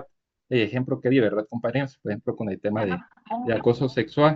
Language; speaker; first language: Spanish; native; Spanish